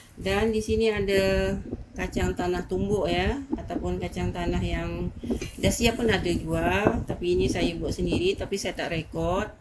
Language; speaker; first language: Malay; native; Malay